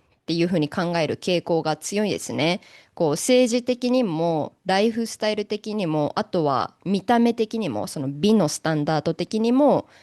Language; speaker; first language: Japanese; native; Japanese